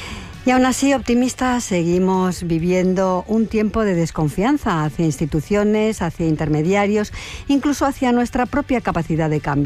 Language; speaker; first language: Spanish; native; Spanish